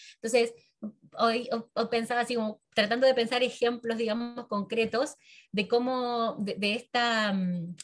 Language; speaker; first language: Spanish; native; Spanish